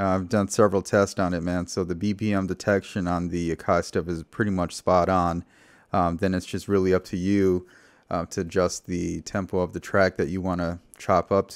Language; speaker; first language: English; native; English